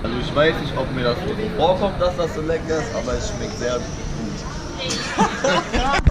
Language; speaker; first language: German; early bilingual, other home language; Turkish